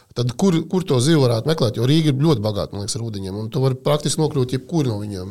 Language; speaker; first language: Latvian; native; Latvian